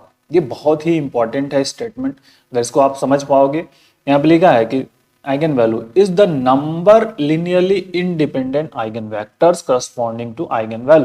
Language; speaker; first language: Hindi; native; Hindi